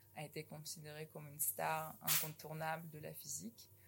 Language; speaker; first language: French; non-native, fluent; Russian